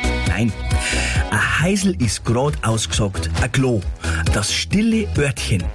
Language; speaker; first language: German; native; German